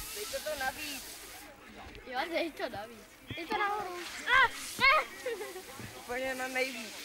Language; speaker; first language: Czech; non-native, fluent; French